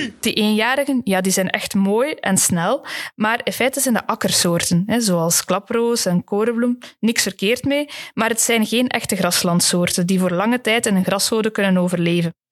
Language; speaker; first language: Dutch; native; Dutch